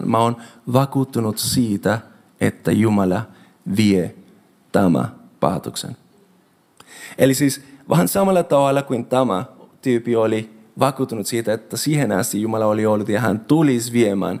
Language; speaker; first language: Finnish; non-native, fluent; Spanish